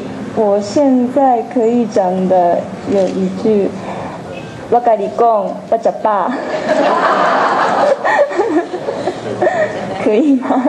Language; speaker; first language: Chinese; non-native, fluent; Japanese